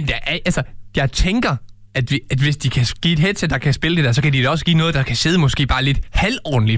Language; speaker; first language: Danish; native; Danish